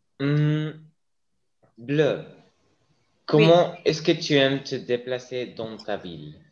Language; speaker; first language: French; non-native, learner; English